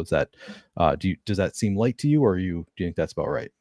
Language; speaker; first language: English; native; English